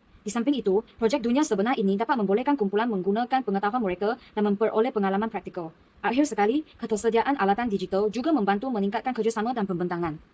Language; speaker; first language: Malay; non-native, local second language; Chinese